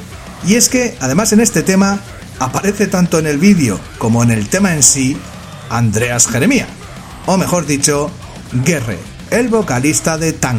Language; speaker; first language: Spanish; native; Spanish